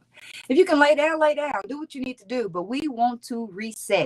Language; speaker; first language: English; native; English